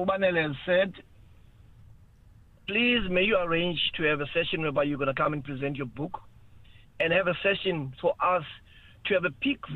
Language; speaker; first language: English; non-native, local second language; Xhosa